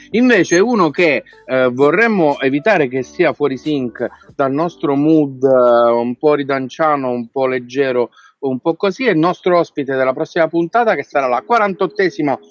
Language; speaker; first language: Italian; native; Italian